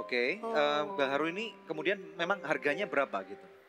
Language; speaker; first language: Indonesian; native; Indonesian